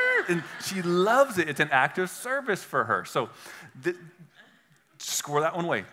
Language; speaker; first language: English; native; English